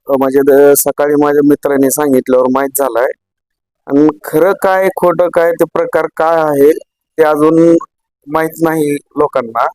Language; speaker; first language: Marathi; native; Marathi